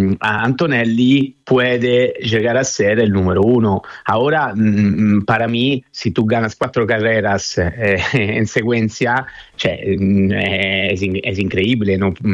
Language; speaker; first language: Spanish; non-native, fluent; Italian